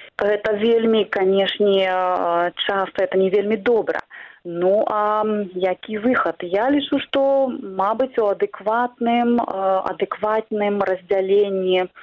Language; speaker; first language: Belarusian; non-native, local second language; Russian